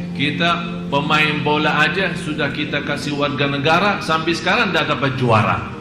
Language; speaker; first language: Indonesian; non-native, fluent; Arabic